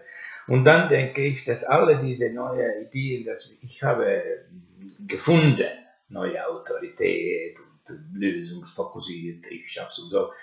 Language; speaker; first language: German; non-native, learner; Finnish